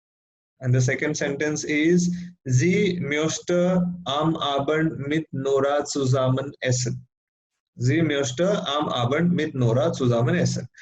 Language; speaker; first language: German; non-native, fluent; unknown